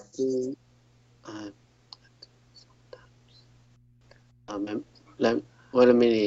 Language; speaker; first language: English; non-native, learner; Chinese